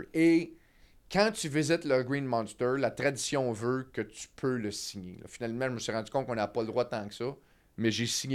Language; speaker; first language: French; native; French